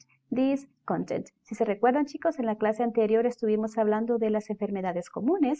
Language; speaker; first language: Spanish; native; Spanish